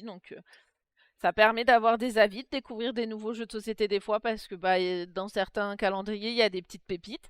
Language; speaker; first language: French; native; French